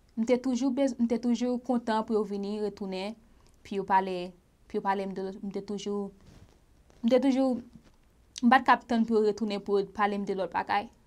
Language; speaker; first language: Haitian Creole; native; Haitian Creole